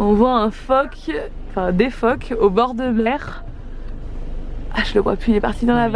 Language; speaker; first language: French; native; French